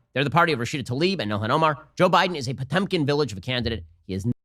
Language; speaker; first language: English; native; English